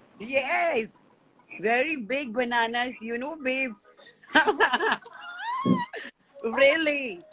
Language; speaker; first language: English; non-native, learner; Hindi